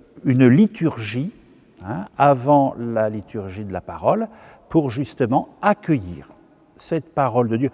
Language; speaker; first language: French; native; French